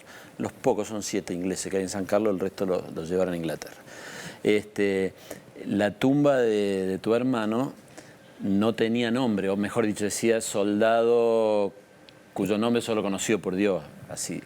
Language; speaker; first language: Spanish; native; Spanish